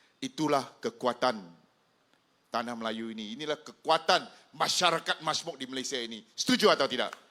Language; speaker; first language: Malay; non-native, local second language; Chinese